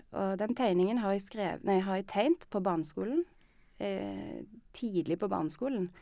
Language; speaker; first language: Norwegian; native; Norwegian